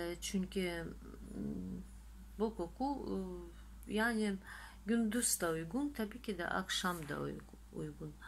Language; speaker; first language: Turkish; non-native, fluent; Russian